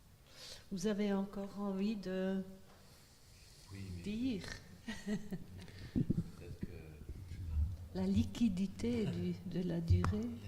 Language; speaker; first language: French; non-native, fluent; Swiss German